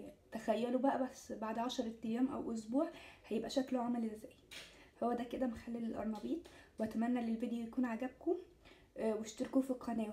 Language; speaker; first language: Arabic; native; Arabic